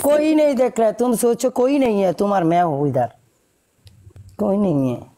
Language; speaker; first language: Hindi; non-native, fluent; Bangla